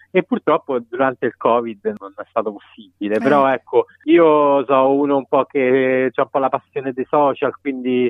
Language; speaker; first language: Italian; native; Italian